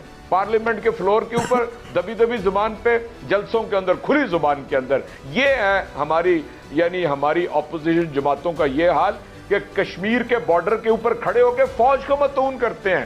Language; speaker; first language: Urdu; native; Urdu